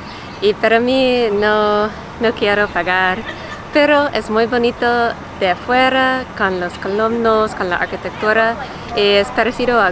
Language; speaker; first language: Spanish; non-native, fluent; English